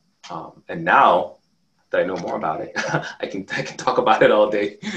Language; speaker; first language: English; non-native, local second language; Yoruba